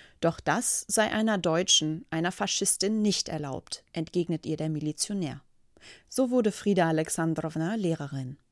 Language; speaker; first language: German; native; German